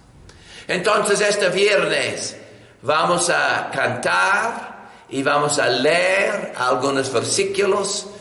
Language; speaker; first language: Spanish; non-native, learner; English